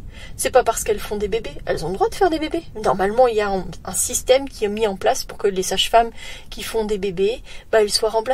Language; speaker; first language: French; native; French